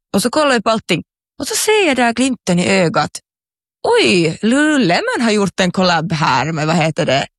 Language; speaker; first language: Swedish; native; Swedish